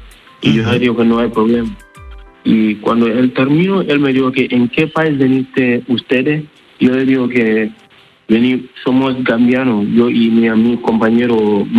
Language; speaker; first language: Spanish; non-native, learner; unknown